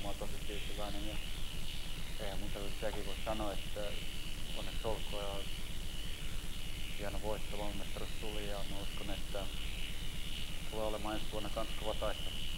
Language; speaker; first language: Finnish; native; Finnish